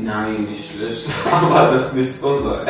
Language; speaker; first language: German; non-native, learner; Arabic